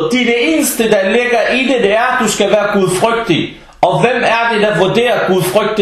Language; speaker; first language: Danish; early bilingual, other home language; Arabic